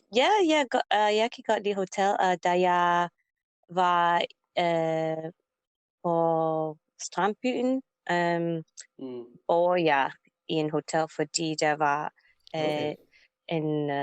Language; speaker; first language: Danish; non-native, learner; English